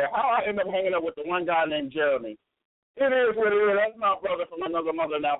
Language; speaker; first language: English; native; English